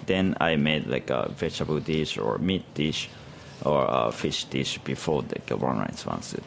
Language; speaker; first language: English; non-native, learner; Japanese